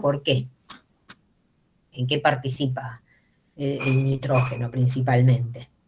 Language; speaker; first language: Spanish; native; Spanish